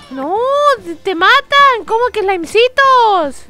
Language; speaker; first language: Spanish; native; Spanish